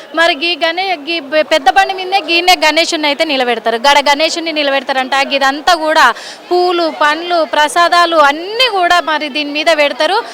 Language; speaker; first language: Telugu; native; Telugu